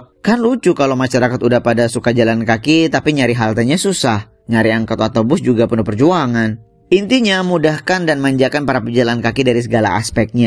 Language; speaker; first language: Indonesian; native; Indonesian